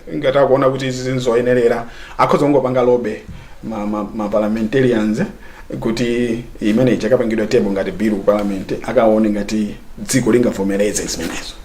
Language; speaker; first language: Nyanja; native; Nyanja